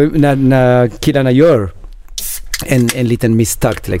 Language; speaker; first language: Swedish; non-native, learner; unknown